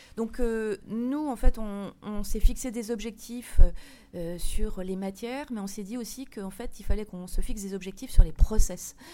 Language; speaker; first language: French; native; French